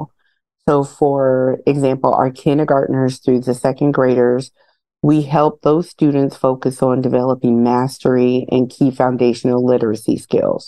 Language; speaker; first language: English; native; English